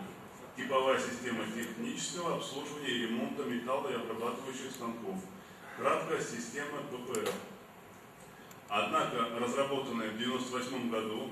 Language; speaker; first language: Russian; native; Russian